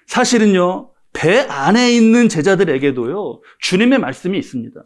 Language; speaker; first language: Korean; native; Korean